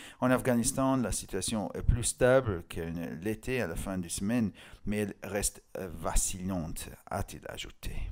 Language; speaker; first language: French; non-native, fluent; Hungarian